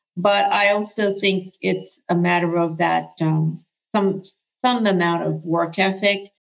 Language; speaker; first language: English; early bilingual, other home language; Arabic